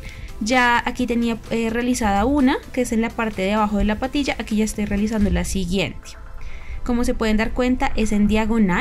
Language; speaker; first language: Spanish; native; Spanish